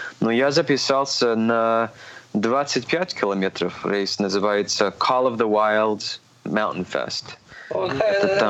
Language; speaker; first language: Russian; early bilingual, heritage; Russian